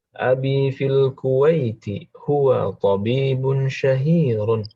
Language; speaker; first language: Arabic; non-native, fluent; Indonesian